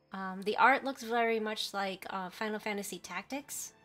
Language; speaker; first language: English; native; English